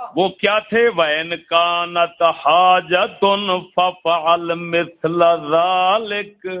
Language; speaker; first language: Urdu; non-native, local second language; Punjabi